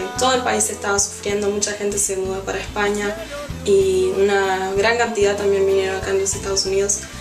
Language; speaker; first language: Spanish; native; Spanish